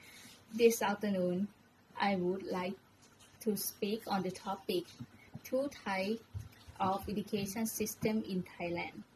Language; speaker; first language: English; non-native, learner; Thai